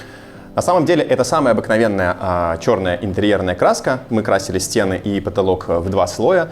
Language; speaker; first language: Russian; native; Russian